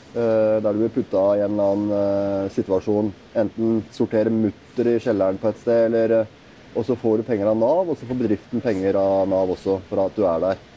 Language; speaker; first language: Norwegian; native; Norwegian